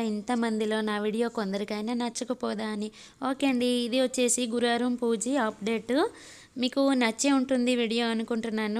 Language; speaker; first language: Telugu; non-native, local second language; Odia